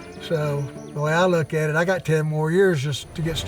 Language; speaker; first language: English; native; English